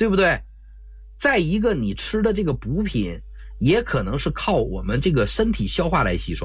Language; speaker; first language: Chinese; native; Chinese